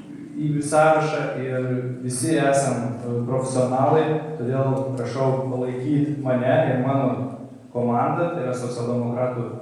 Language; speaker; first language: Lithuanian; native; Lithuanian